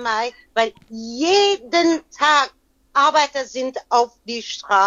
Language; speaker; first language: German; non-native, learner; Persian